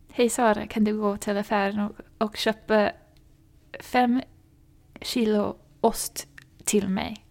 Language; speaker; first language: Swedish; non-native, fluent; English